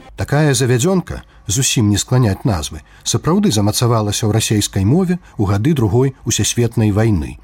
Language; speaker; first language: Belarusian; native; Belarusian